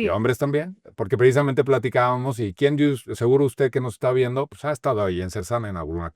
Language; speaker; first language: Spanish; native; Spanish